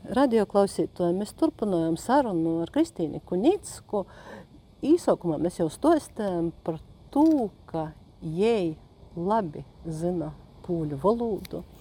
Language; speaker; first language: Latvian; native; Latvian